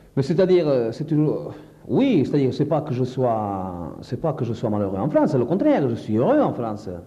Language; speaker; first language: French; non-native, fluent; Portuguese